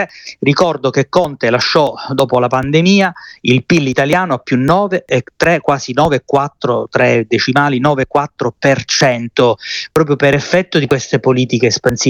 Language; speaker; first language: Italian; native; Italian